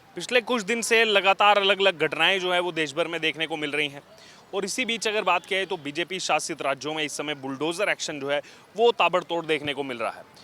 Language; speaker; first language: Hindi; native; Hindi